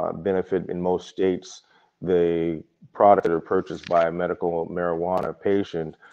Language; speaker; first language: English; native; English